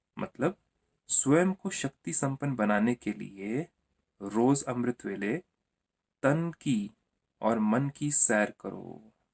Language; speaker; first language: Hindi; native; Hindi